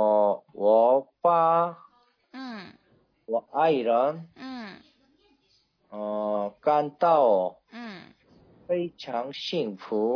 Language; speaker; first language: Chinese; non-native, learner; Korean